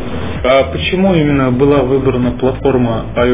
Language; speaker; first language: Russian; native; Russian